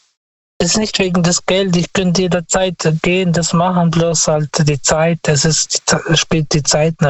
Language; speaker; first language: German; non-native, fluent; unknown